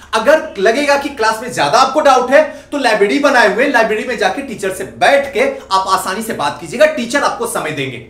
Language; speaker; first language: Hindi; native; Hindi